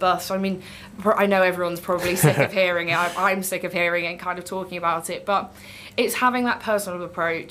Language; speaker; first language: English; native; English